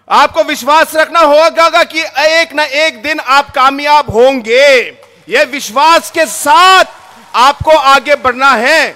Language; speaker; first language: Hindi; non-native, local second language; Garo